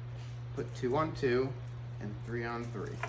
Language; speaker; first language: English; native; English